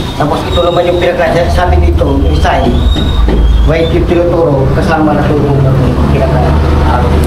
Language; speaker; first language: Filipino; non-native, local second language; Iloko